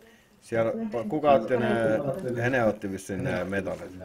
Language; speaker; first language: Finnish; native; Finnish